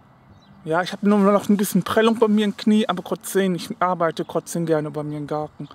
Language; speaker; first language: German; non-native, learner; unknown